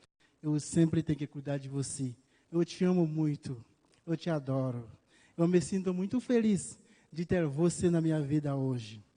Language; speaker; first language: Portuguese; non-native, fluent; Haitian Creole